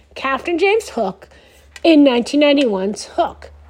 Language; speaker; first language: English; native; English